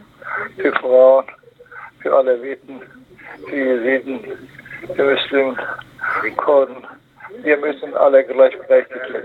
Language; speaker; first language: German; non-native, learner; Kurdish